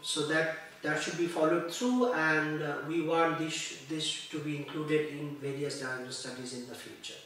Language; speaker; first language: English; non-native, local second language; Bangla